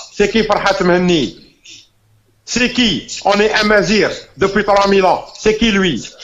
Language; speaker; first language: French; non-native, local second language; Arabic